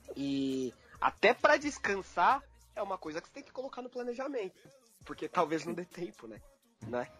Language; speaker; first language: Portuguese; native; Portuguese